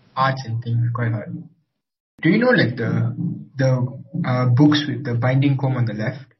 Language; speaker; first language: English; non-native, local second language; Tamil